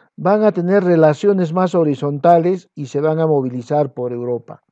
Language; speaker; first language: Spanish; non-native, local second language; Quechua